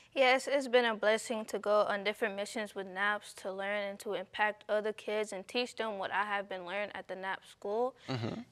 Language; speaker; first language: English; native; English